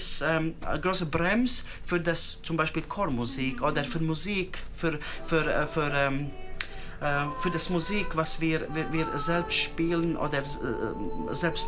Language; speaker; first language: German; non-native, learner; Latvian